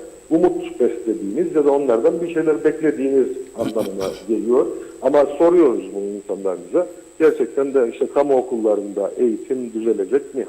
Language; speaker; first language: Turkish; native; Turkish